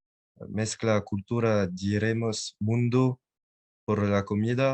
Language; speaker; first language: Spanish; non-native, learner; French